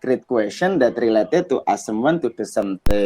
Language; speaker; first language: English; non-native, learner; Indonesian